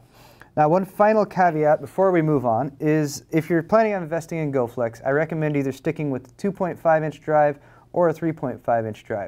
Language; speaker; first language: English; native; English